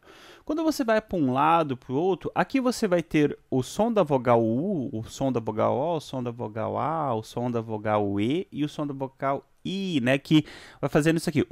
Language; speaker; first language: Portuguese; native; Portuguese